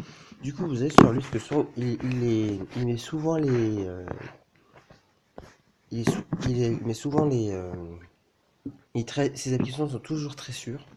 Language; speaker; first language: French; native; French